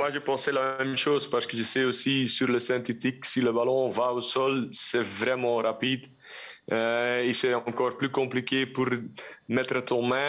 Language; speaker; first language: French; non-native, local second language; Dutch